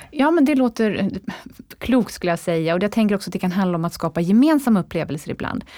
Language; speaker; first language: Swedish; native; Swedish